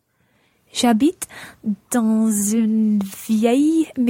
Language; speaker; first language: French; non-native, learner; English